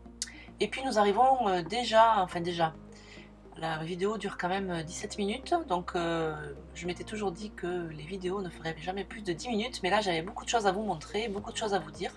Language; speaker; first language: French; native; French